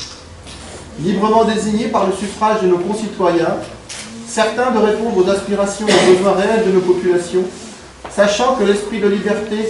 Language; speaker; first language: French; native; French